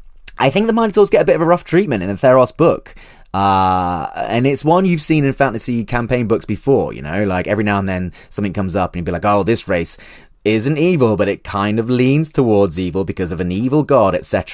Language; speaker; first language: English; native; English